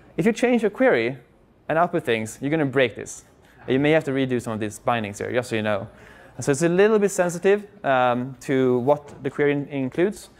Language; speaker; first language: English; non-native, fluent; Swedish